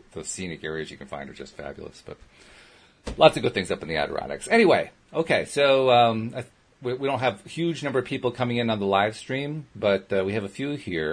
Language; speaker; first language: English; native; English